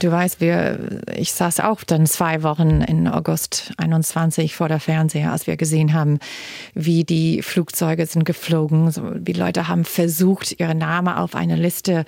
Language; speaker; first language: German; non-native, fluent; English